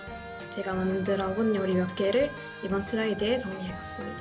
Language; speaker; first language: Korean; non-native, fluent; Arabic